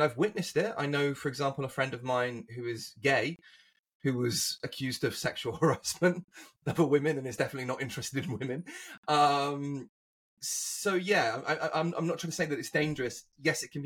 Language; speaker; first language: English; native; English